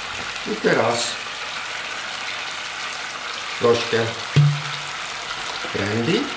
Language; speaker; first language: Polish; non-native, learner; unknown